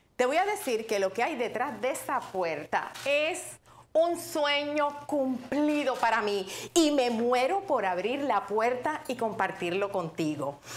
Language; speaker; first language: Spanish; native; Spanish